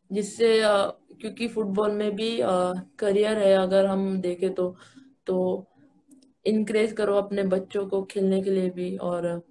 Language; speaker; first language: Hindi; native; Hindi